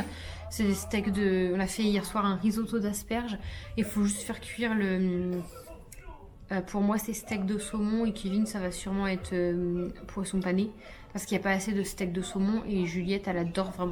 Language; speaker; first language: French; native; French